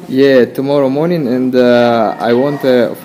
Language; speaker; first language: English; non-native, learner; Russian